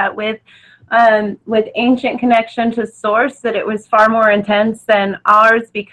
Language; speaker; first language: English; native; English